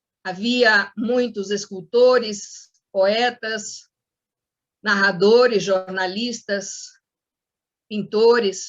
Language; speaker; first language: Portuguese; non-native, fluent; Spanish